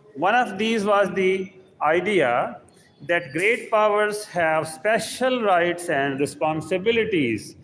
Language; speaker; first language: English; non-native, local second language; Urdu